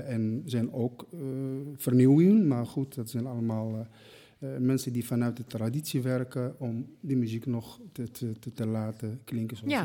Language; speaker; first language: Dutch; non-native, fluent; Arabic